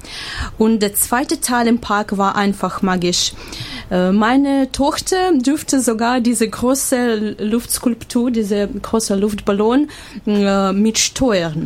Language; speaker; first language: German; non-native, learner; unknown